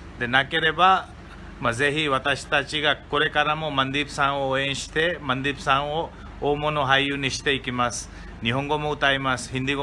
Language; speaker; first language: Japanese; non-native, fluent; Hindi